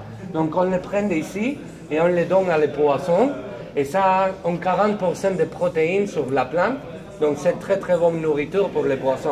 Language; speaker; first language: French; non-native, learner; Spanish